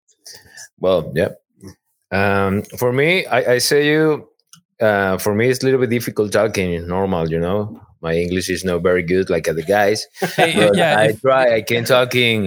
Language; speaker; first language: English; non-native, learner; Spanish